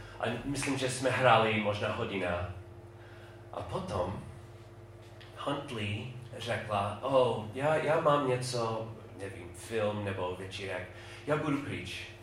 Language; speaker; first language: Czech; non-native, fluent; English